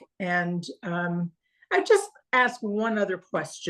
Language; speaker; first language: English; native; English